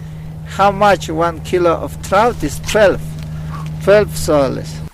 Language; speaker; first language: English; non-native, learner; Spanish